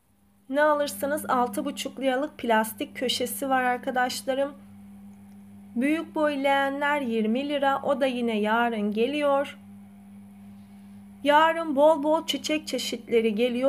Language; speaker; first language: Turkish; native; Turkish